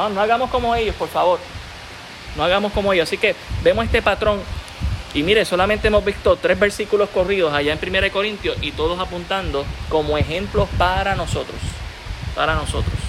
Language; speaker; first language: Spanish; native; Spanish